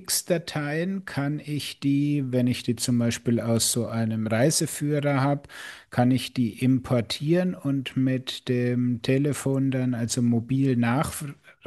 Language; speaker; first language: German; native; German